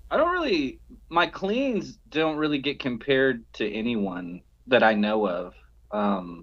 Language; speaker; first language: English; native; English